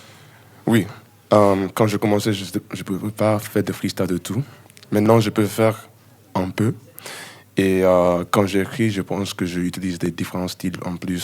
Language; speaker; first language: French; non-native, learner; English